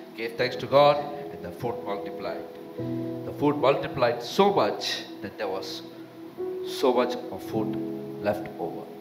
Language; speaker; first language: English; non-native, local second language; Tamil